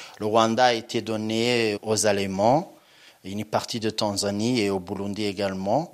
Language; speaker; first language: French; non-native, local second language; Kinyarwanda